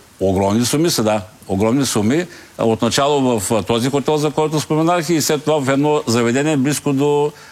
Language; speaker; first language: Bulgarian; native; Bulgarian